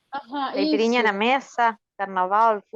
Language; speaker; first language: Portuguese; non-native, learner; Spanish